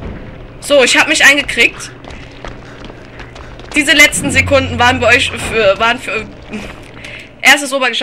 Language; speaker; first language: German; native; German